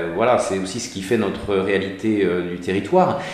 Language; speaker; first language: French; native; French